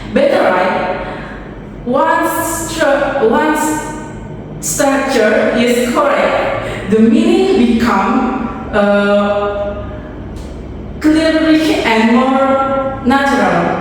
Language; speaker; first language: English; non-native, learner; Indonesian